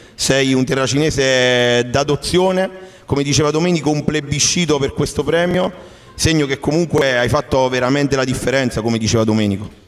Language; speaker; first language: Italian; native; Italian